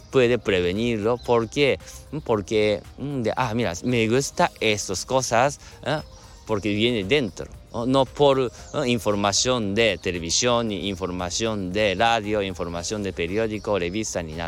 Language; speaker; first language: Spanish; non-native, learner; Japanese